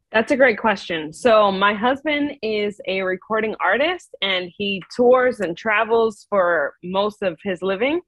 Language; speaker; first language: English; native; English